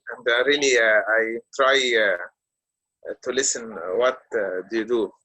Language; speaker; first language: English; non-native, learner; Arabic